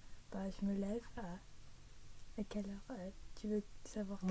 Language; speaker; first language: French; early bilingual, heritage; English